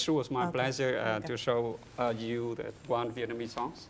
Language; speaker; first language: English; non-native, learner; Vietnamese